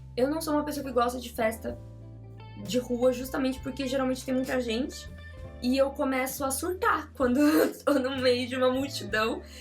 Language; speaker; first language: Portuguese; native; Portuguese